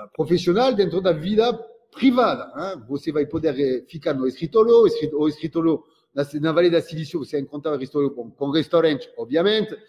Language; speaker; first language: Portuguese; non-native, fluent; French